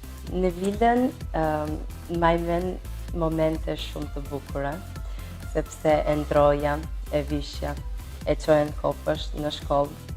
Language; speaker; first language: Albanian; early bilingual, heritage; Albanian